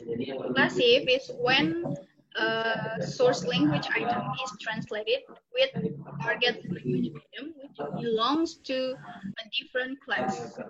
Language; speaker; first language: English; non-native, local second language; Indonesian